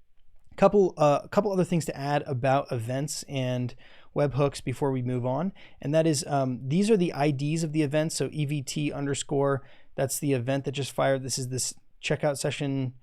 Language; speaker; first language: English; native; English